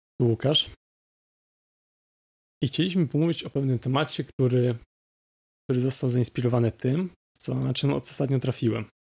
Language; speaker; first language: Polish; native; Polish